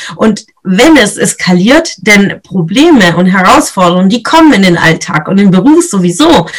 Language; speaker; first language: German; native; German